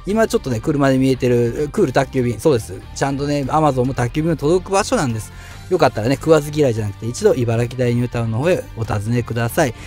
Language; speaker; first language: Japanese; native; Japanese